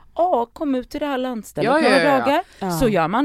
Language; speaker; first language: Swedish; native; Swedish